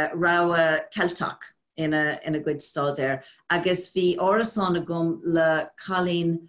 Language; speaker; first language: Irish; non-native, local second language; English